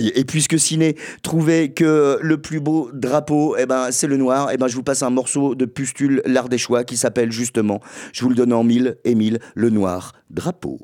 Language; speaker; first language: French; native; French